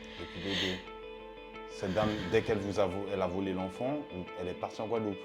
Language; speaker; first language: French; native; French